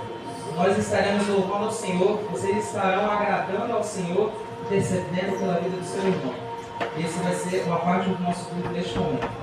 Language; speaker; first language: Portuguese; native; Portuguese